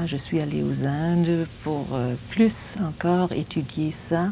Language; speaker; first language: French; non-native, fluent; German